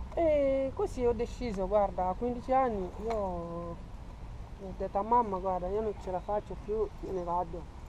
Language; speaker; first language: Italian; non-native, fluent; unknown